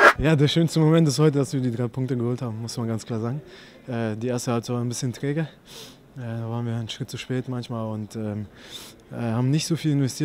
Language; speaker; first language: German; native; German